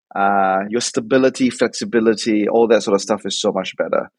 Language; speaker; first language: English; native; English